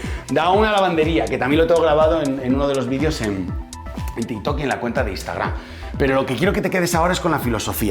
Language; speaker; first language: Spanish; native; Spanish